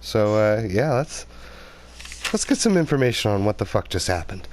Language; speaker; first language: English; native; English